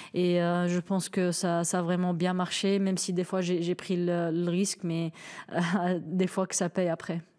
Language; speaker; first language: French; non-native, local second language; Arabic